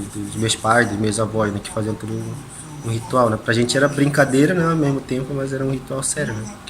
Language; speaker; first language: Portuguese; non-native, local second language; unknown